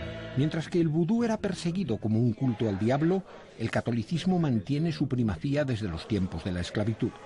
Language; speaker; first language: Spanish; native; Spanish